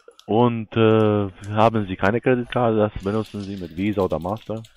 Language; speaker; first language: German; non-native, learner; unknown